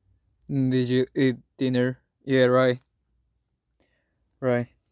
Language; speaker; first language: English; non-native, learner; Korean